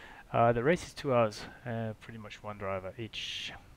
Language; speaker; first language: English; non-native, fluent; French